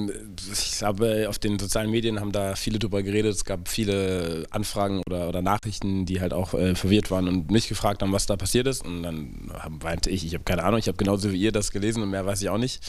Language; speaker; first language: German; native; German